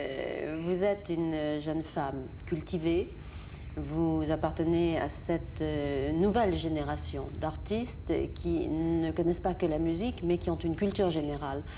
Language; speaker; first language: French; native; French